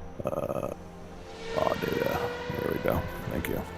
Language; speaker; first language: English; native; English